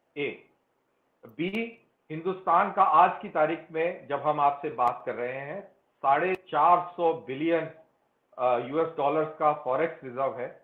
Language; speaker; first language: Hindi; non-native, local second language; Punjabi